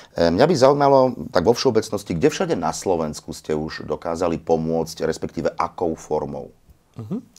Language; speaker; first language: Slovak; native; Slovak